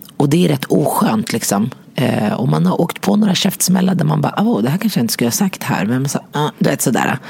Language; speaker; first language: Swedish; native; Swedish